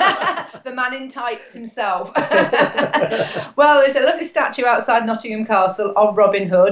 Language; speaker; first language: English; native; English